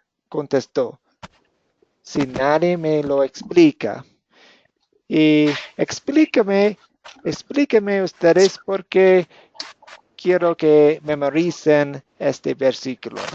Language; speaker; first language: Spanish; non-native, fluent; English